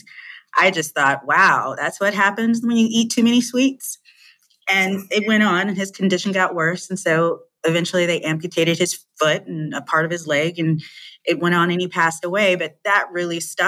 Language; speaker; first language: English; native; English